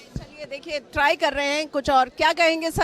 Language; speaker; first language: Hindi; native; Hindi